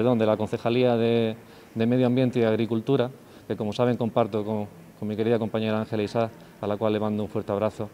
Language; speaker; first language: Spanish; native; Spanish